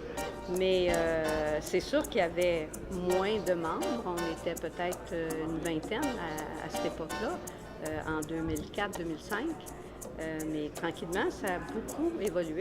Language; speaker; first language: French; native; French